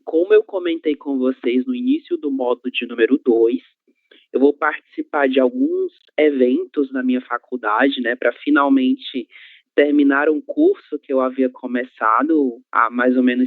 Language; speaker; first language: Portuguese; native; Portuguese